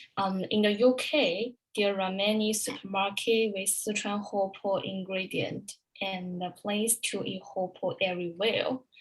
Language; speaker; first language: English; non-native, learner; Chinese